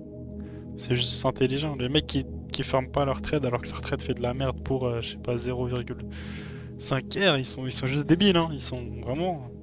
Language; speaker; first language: French; native; French